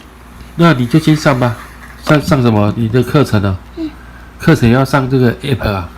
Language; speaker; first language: Chinese; native; Chinese